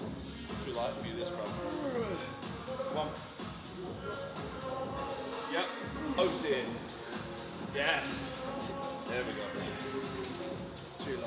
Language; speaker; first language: English; native; English